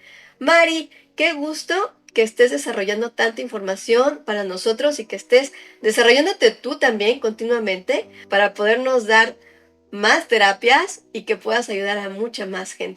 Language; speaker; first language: Spanish; native; Spanish